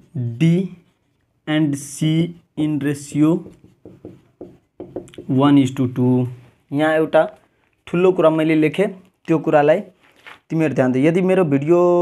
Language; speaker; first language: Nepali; non-native, local second language; Maithili